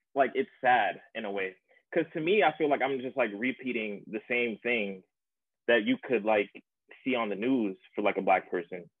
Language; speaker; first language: English; native; English